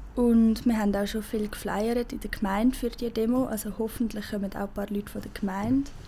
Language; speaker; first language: German; native; German